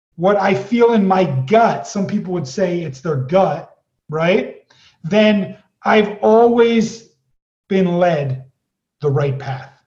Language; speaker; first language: English; native; English